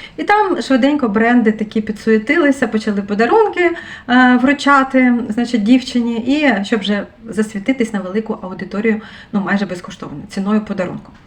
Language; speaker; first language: Ukrainian; non-native, local second language; Russian